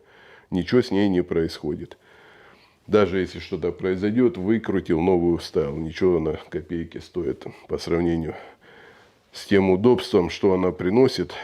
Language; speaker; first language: Russian; native; Russian